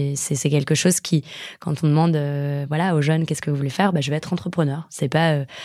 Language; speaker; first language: French; native; French